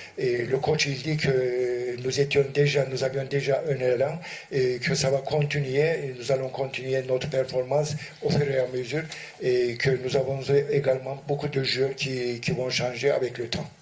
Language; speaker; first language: French; non-native, fluent; Turkish